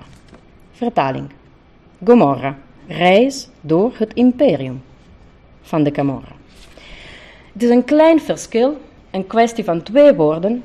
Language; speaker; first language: Dutch; non-native, fluent; Italian